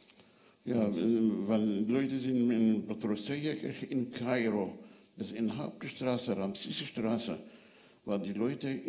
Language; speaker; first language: German; non-native, learner; Arabic